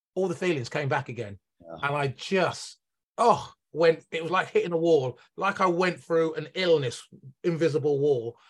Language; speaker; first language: English; native; English